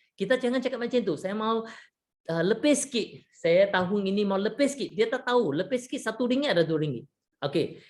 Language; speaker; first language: Malay; non-native, fluent; Chinese